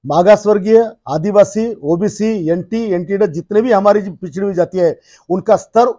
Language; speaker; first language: Hindi; non-native, local second language; Marathi